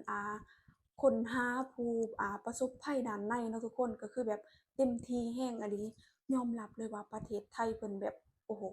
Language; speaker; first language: Thai; non-native, local second language; Lao